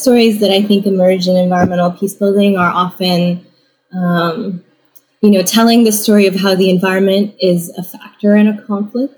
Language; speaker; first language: English; native; English